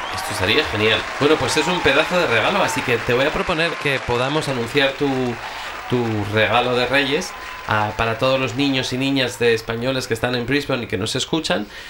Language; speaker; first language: Spanish; native; Spanish